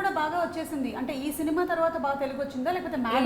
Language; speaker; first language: Telugu; native; Telugu